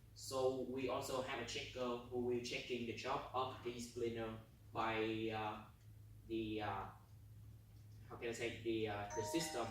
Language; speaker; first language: English; non-native, learner; Vietnamese